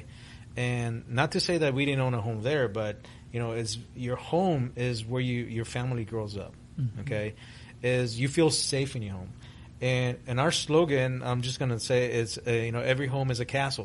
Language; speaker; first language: English; early bilingual, other home language; Spanish